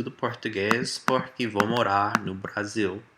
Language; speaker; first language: Portuguese; non-native, learner; English